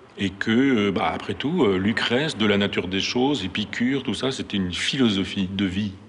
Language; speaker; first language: French; native; French